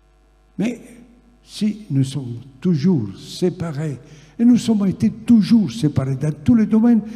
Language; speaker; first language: French; non-native, fluent; Italian